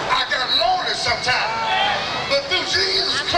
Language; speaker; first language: English; native; English